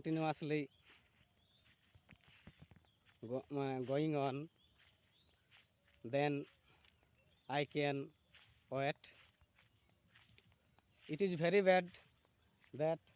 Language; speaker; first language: English; non-native, learner; Bangla